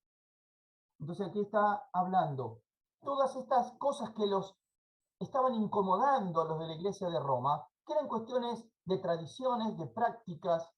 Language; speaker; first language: Spanish; native; Spanish